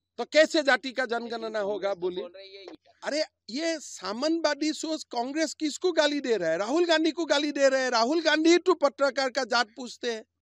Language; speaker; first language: Hindi; non-native, local second language; Assamese